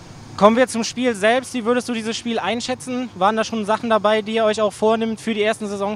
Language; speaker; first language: German; native; German